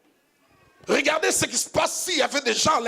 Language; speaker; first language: French; non-native, local second language; Lingala